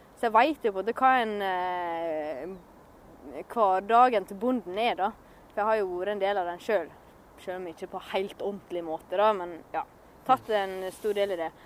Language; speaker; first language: Norwegian; native; Norwegian